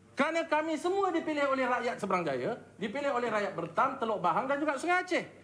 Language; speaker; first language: Malay; native; Malay